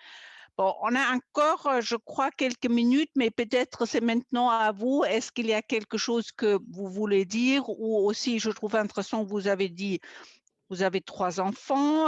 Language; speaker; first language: French; non-native, fluent; German